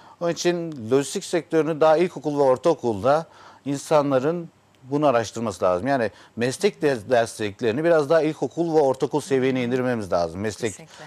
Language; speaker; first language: Turkish; native; Turkish